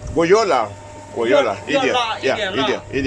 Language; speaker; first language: Chinese; non-native, learner; Tsonga